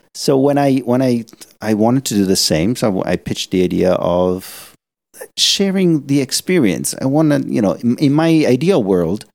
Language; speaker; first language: English; non-native, fluent; Italian